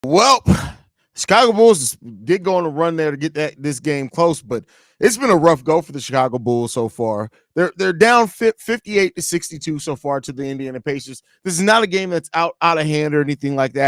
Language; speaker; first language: English; native; English